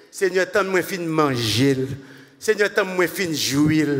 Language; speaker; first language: French; non-native, local second language; Haitian Creole